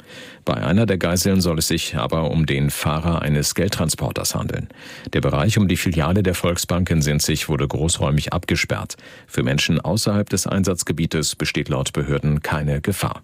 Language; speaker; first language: German; native; German